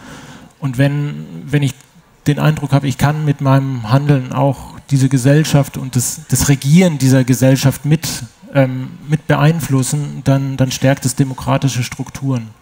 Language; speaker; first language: German; native; German